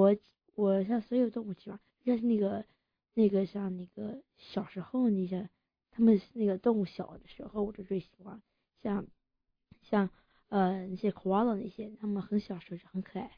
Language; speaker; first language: Chinese; early bilingual, heritage; English